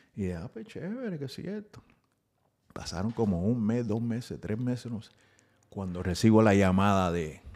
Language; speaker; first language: Spanish; early bilingual, heritage; Spanish